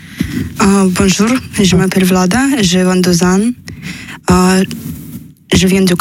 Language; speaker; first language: French; non-native, learner; Ukrainian